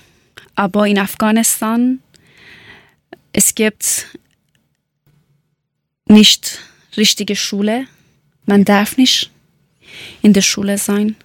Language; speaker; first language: German; non-native, learner; Persian